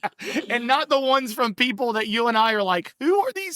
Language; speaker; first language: English; native; English